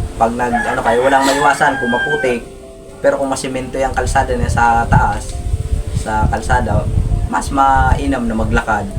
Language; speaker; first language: Filipino; non-native, local second language; Bikol